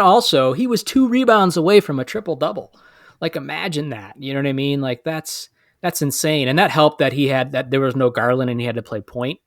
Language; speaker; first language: English; native; English